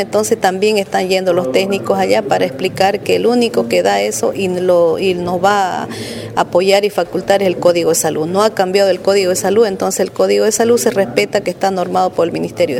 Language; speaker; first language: Spanish; native; Spanish